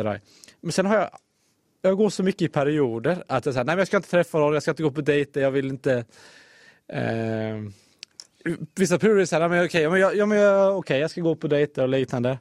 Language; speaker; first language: Swedish; native; Swedish